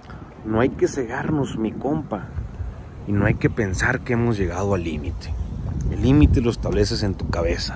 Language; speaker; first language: Spanish; native; Spanish